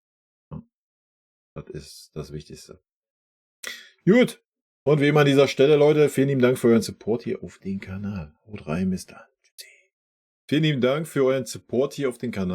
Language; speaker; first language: German; native; German